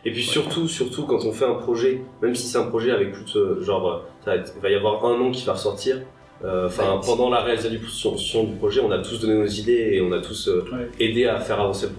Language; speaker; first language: French; native; French